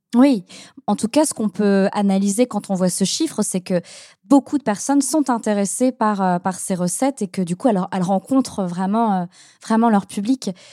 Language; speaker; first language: French; native; French